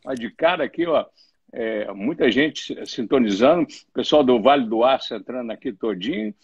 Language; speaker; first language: Portuguese; native; Portuguese